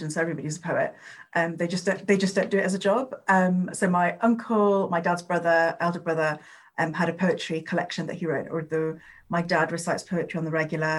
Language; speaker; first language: English; non-native, local second language; Urdu